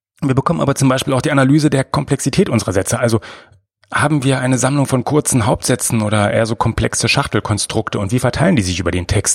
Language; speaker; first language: German; native; German